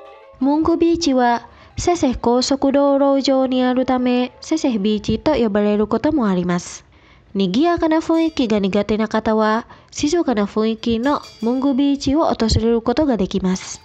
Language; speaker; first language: Japanese; non-native, fluent; Indonesian